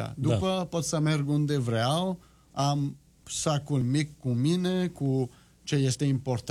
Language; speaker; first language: Romanian; non-native, learner; French